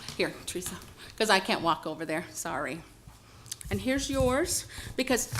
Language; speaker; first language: English; native; English